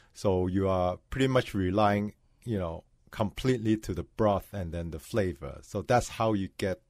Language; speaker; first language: English; non-native, local second language; Cantonese